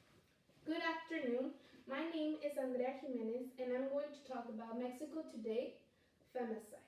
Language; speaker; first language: English; non-native, fluent; Spanish